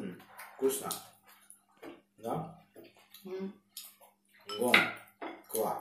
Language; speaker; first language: Vietnamese; non-native, learner; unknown